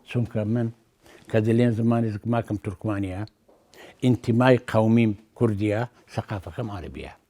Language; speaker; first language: Central Kurdish; non-native, local second language; Azerbaijani